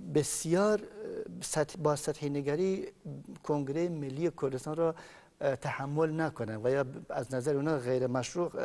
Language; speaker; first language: Persian; non-native, local second language; Kurdish